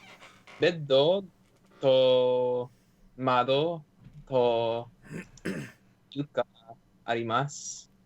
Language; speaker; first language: Japanese; non-native, learner; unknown